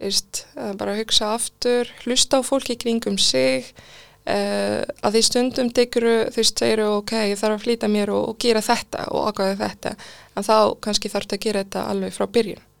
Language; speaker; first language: Icelandic; non-native, fluent; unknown